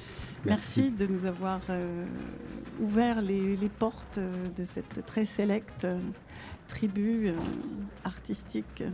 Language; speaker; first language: French; non-native, fluent; Arabic